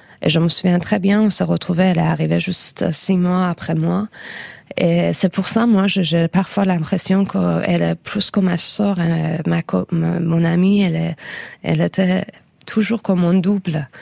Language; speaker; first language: French; non-native, fluent; Persian